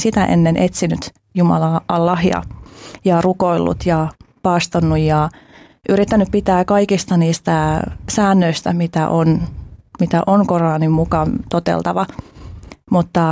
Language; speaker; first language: Finnish; early bilingual, other home language; Albanian